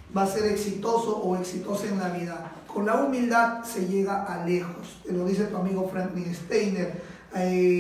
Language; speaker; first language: Spanish; native; Spanish